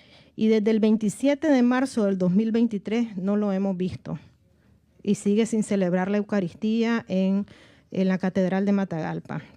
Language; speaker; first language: Spanish; native; Spanish